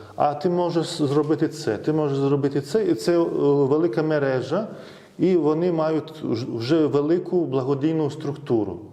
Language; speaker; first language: Ukrainian; non-native, fluent; Lithuanian